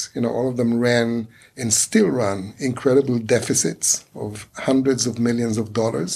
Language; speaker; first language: English; non-native, fluent; Hebrew